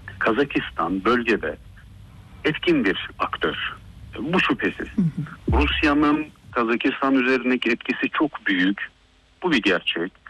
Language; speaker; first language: Turkish; early bilingual, heritage; Turkish